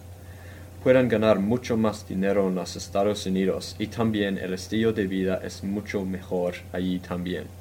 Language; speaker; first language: Spanish; non-native, fluent; English